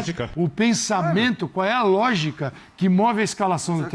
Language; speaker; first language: Portuguese; native; Portuguese